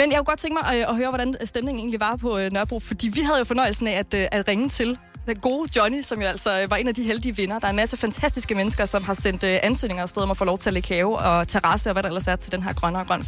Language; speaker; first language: Danish; native; Danish